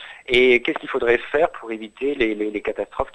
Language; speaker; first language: French; native; French